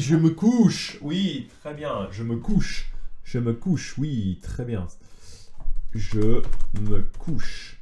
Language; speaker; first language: French; native; French